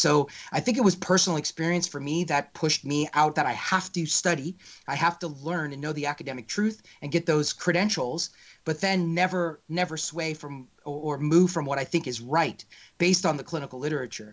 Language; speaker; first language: English; native; English